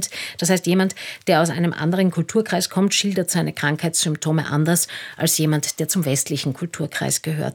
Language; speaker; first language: German; native; German